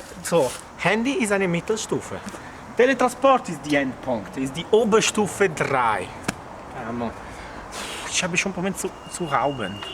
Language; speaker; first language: German; non-native, learner; Italian